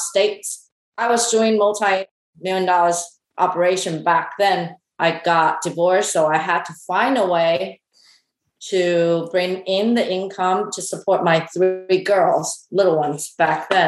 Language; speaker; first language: English; non-native, fluent; Chinese